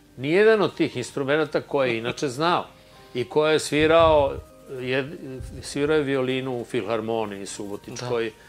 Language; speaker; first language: Serbian; native; Serbian